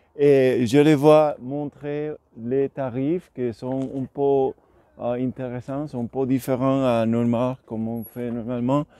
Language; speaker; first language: French; non-native, learner; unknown